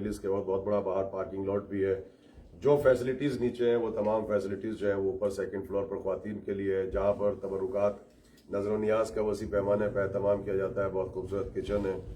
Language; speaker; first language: Urdu; native; Urdu